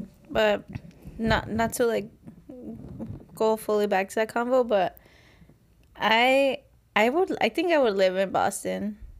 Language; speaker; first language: English; native; English